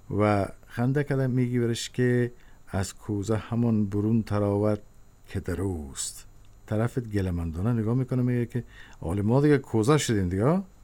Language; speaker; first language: Persian; native; Persian